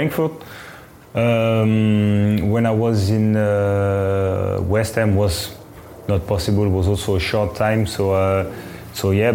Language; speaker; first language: English; non-native, fluent; French